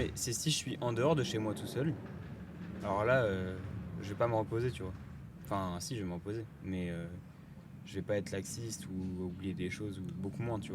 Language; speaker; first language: French; native; French